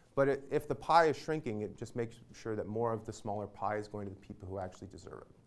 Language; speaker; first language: English; native; English